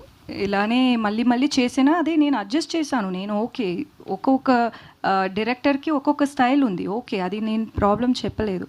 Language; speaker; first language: Telugu; non-native, learner; Tamil